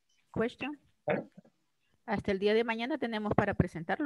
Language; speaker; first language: Spanish; native; Spanish